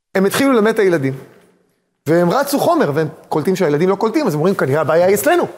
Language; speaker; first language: Hebrew; native; Hebrew